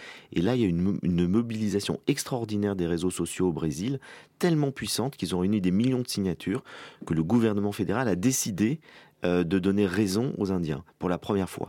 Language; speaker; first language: French; native; French